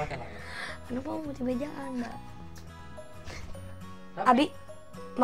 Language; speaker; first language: Indonesian; native; Indonesian